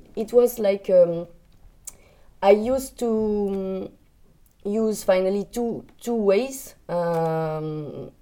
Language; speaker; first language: English; non-native, learner; French